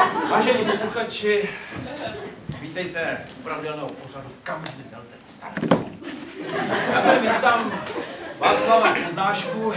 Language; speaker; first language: Czech; native; Czech